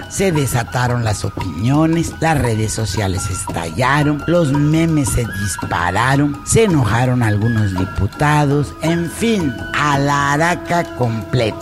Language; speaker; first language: Spanish; native; Spanish